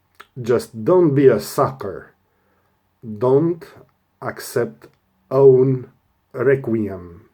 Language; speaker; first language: English; non-native, learner; Romanian